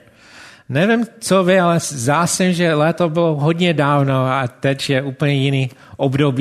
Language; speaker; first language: Czech; non-native, fluent; English